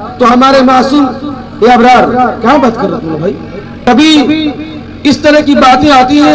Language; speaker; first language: Hindi; native; Hindi